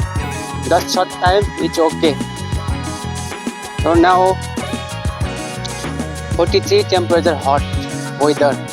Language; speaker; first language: English; non-native, learner; Nepali